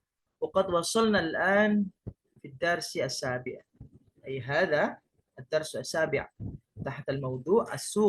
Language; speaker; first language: Arabic; non-native, fluent; Indonesian